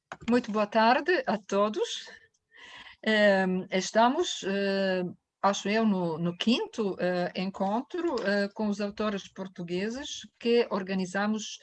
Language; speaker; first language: Portuguese; non-native, fluent; Croatian